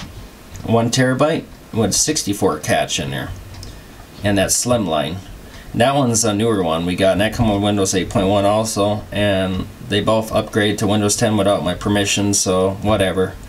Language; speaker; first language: English; native; English